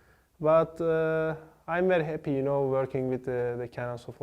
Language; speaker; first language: English; non-native, learner; Turkish